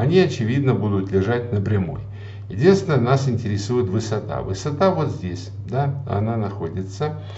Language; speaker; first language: Russian; native; Russian